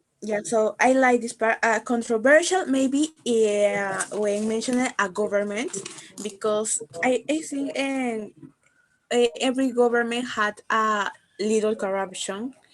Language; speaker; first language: English; non-native, learner; Spanish